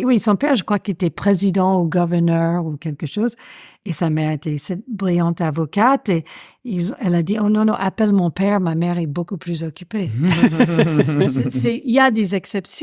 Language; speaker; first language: French; non-native, fluent; English